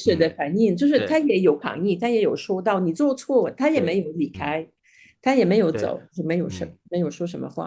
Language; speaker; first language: Chinese; non-native, fluent; Spanish